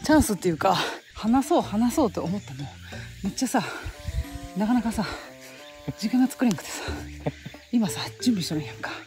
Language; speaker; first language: Japanese; native; Japanese